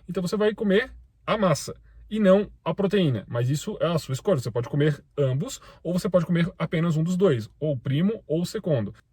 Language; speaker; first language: Portuguese; native; Portuguese